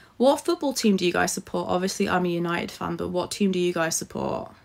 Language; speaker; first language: English; native; English